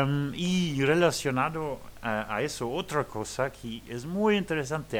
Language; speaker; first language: Spanish; non-native, learner; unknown